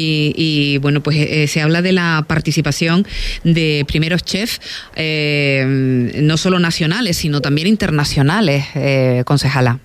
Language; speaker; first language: Spanish; native; Spanish